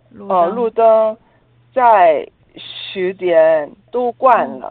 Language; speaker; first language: Chinese; non-native, learner; Korean